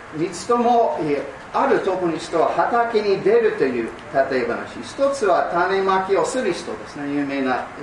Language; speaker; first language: Japanese; non-native, fluent; English